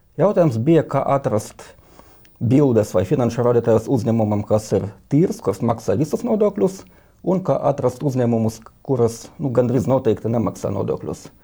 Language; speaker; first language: Latvian; non-native, local second language; Russian